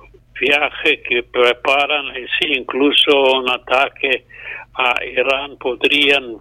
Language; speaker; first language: Spanish; non-native, fluent; English